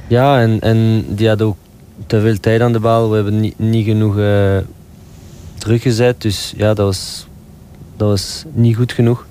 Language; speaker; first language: Dutch; non-native, local second language; French